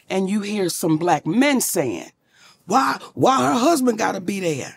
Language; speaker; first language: English; native; English